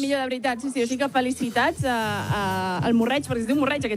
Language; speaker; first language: Catalan; native; Catalan